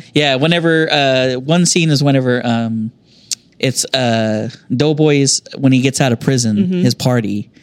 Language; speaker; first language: English; native; English